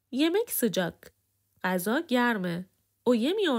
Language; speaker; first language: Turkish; non-native, fluent; Persian